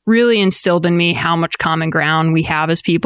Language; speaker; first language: English; native; English